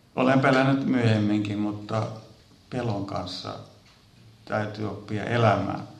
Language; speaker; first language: Finnish; native; Finnish